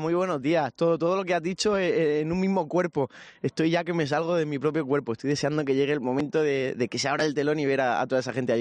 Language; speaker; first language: Spanish; native; Spanish